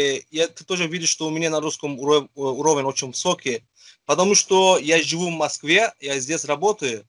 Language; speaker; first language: Russian; non-native, fluent; Azerbaijani